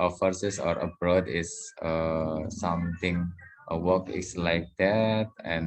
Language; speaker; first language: English; non-native, learner; Indonesian